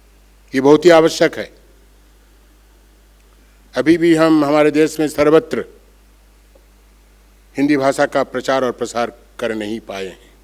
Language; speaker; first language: Hindi; non-native, local second language; Bangla